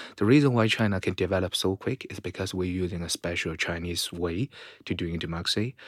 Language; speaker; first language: English; non-native, fluent; Chinese